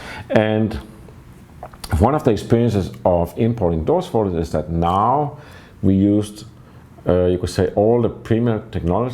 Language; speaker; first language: English; non-native, fluent; Danish